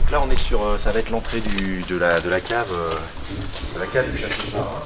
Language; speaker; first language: French; native; French